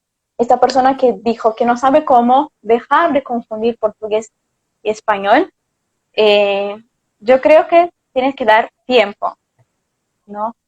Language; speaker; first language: Spanish; non-native, fluent; Portuguese